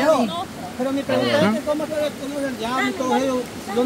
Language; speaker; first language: Spanish; native; Spanish